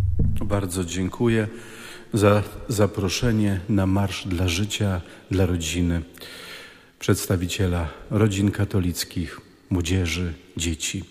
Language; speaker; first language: Polish; native; Polish